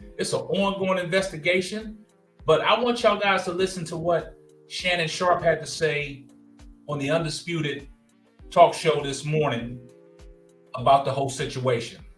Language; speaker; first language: English; native; English